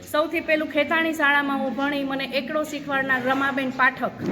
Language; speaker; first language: Gujarati; native; Gujarati